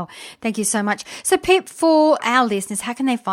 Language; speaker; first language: English; native; English